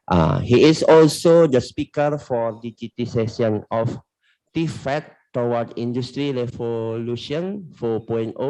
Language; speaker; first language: English; non-native, learner; Indonesian